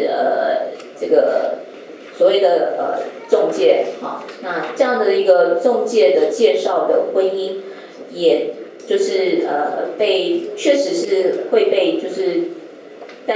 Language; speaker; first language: Chinese; native; Chinese